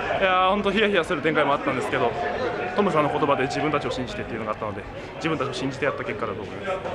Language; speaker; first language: Japanese; native; Japanese